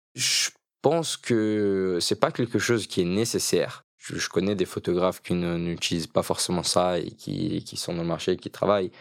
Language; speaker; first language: French; early bilingual, other home language; Portuguese